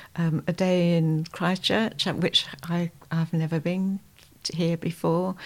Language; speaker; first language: English; native; English